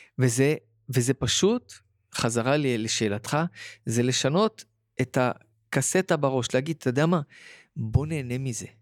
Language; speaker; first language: Hebrew; early bilingual, other home language; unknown